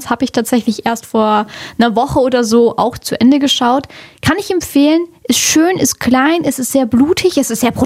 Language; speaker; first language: German; native; German